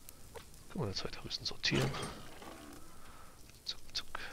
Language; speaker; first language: German; native; German